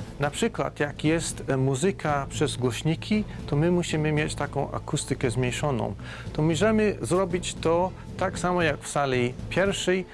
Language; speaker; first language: Polish; non-native, fluent; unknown